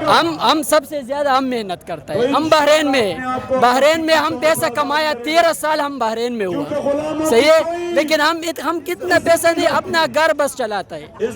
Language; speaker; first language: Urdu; non-native, local second language; Pashto